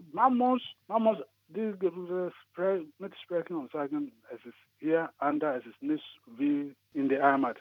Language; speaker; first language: German; non-native, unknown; English